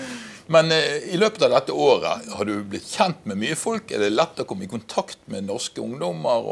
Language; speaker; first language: Norwegian; native; Norwegian